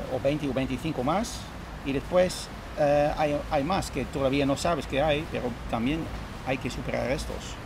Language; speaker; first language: Spanish; non-native, fluent; Dutch